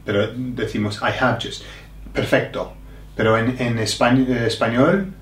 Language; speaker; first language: Spanish; non-native, learner; English